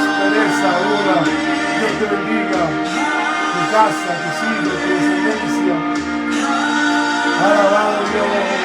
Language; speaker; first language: Spanish; native; Spanish